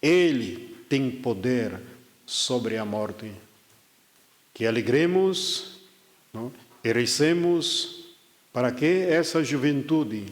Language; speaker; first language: Portuguese; non-native, fluent; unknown